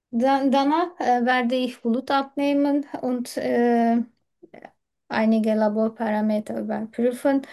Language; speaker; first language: German; non-native, learner; Turkish